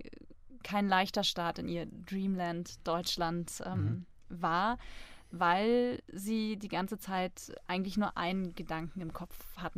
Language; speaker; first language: German; native; German